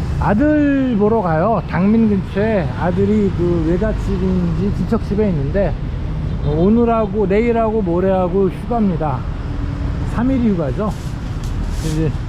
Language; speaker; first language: Korean; native; Korean